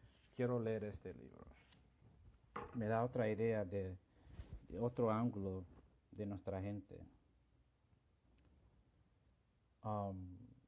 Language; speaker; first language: Spanish; non-native, local second language; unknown